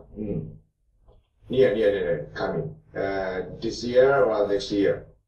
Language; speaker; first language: English; non-native, learner; Japanese